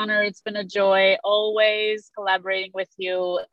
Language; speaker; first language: English; non-native, fluent; Romanian